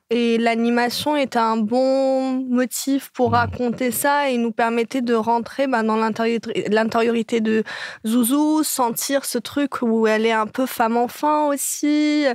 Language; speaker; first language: French; non-native, local second language; Arabic